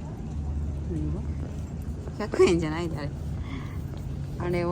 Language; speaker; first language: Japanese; non-native, fluent; Filipino